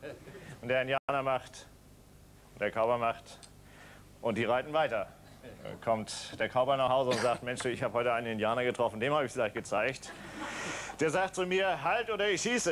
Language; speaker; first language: German; native; German